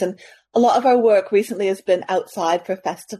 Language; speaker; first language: English; native; English